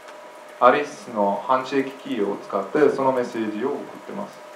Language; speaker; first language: Japanese; non-native, fluent; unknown